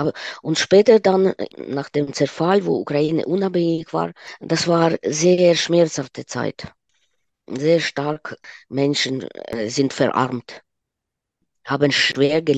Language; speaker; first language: German; non-native, fluent; Ukrainian